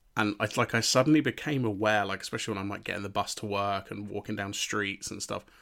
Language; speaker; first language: English; native; English